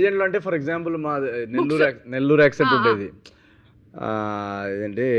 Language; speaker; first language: Telugu; native; Telugu